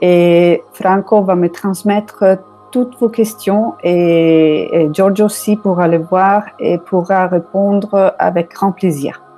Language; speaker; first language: French; non-native, fluent; Italian